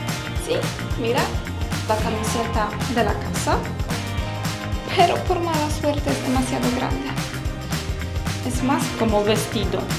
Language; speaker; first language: Spanish; non-native, fluent; Polish